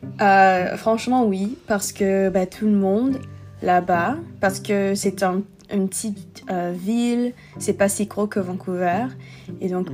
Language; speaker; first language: French; non-native, learner; English